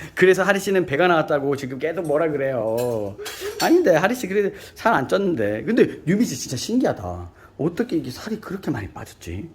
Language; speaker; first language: Korean; native; Korean